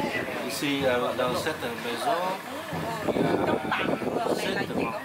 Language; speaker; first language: French; non-native, fluent; Vietnamese